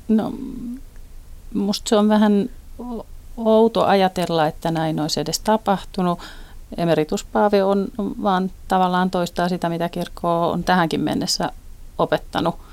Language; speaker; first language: Finnish; non-native, local second language; Swedish